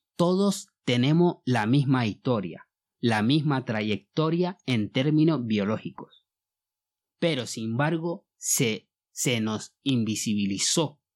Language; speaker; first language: Spanish; non-native, fluent; Bambara